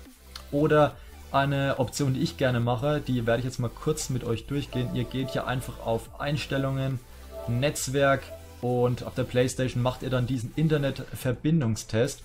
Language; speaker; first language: German; native; German